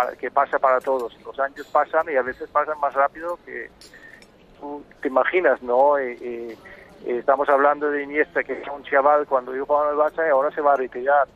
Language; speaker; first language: Spanish; non-native, fluent; Danish